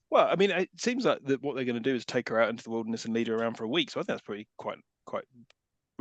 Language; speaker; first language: English; native; English